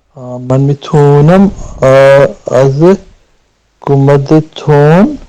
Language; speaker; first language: Persian; non-native, learner; Urdu